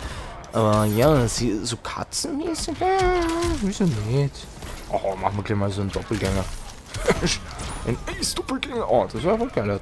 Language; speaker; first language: German; native; German